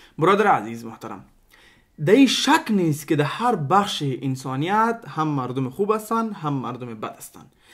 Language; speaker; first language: Persian; non-native, local second language; Pashto